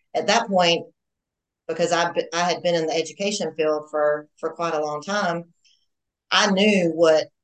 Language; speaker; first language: English; native; English